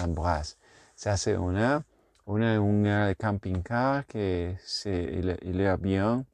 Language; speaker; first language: French; non-native, learner; Spanish